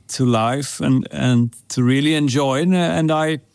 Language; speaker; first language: English; non-native, fluent; Swedish